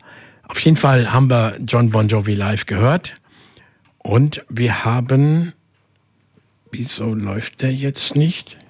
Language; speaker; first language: German; native; German